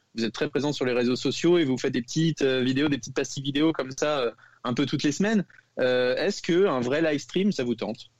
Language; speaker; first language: French; early bilingual, heritage; Spanish